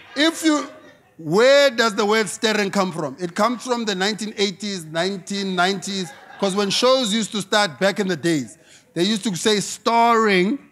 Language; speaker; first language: English; non-native, local second language; Xhosa